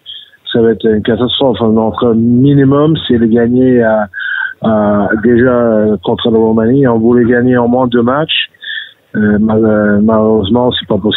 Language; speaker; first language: French; non-native, fluent; English